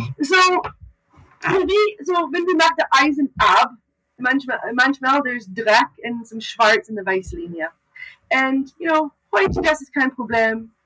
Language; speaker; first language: German; non-native, learner; English